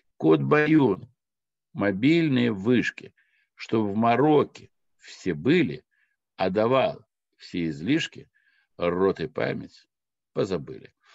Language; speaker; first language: Russian; non-native, local second language; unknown